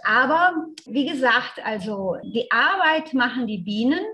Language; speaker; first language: German; native; German